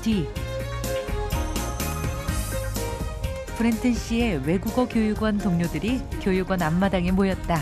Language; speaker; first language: Korean; native; Korean